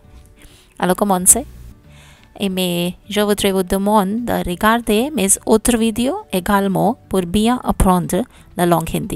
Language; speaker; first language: French; non-native, learner; Hindi